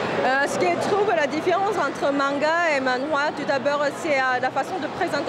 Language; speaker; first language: French; non-native, fluent; Korean